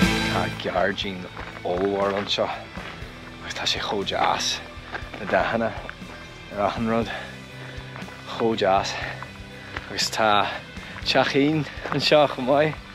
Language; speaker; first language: Irish; non-native, local second language; English